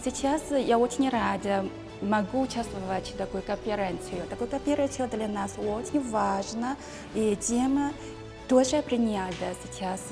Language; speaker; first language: Russian; non-native, local second language; Kyrgyz